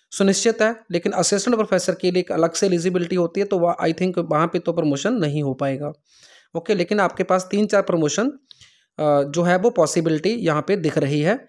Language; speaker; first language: Hindi; non-native, local second language; Punjabi